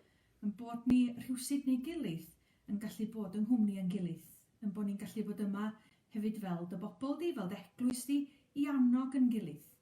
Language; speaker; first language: Welsh; native; Welsh